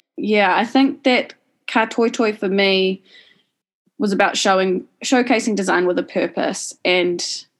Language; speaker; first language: English; native; English